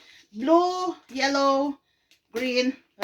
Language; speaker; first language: English; non-native, local second language; Filipino